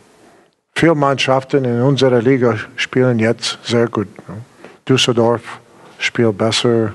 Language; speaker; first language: German; non-native, learner; English